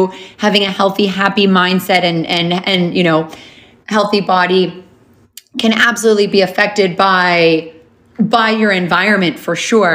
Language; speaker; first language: English; native; English